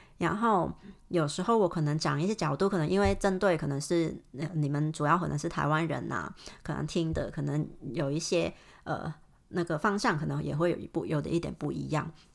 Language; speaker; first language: Chinese; non-native, fluent; Cantonese